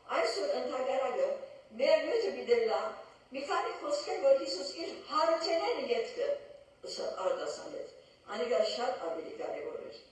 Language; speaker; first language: Armenian; early bilingual, heritage; Armenian